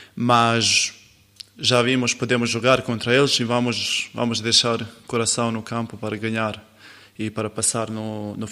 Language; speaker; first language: Portuguese; non-native, learner; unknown